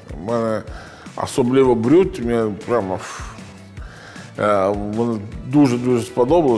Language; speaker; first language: Ukrainian; non-native, learner; Italian